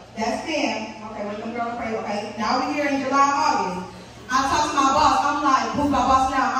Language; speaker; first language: English; native; English